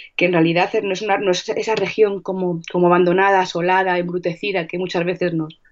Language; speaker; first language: Spanish; non-native, fluent; Russian